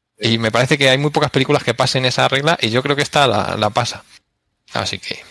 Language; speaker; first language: Spanish; native; Spanish